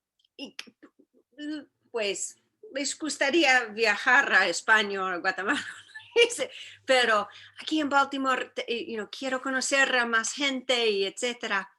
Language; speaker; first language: Spanish; non-native, fluent; English